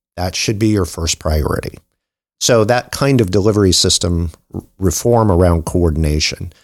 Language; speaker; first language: English; native; English